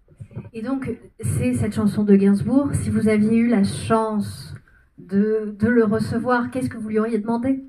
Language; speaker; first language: French; native; French